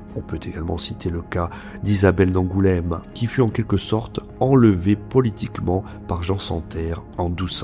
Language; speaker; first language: French; native; French